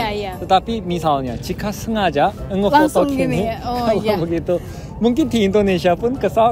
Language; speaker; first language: Indonesian; non-native, fluent; Korean